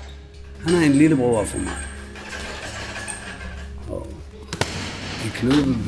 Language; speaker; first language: Danish; non-native, fluent; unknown